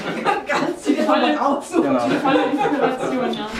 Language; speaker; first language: German; native; German